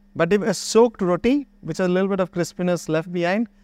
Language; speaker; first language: English; non-native, local second language; Malayalam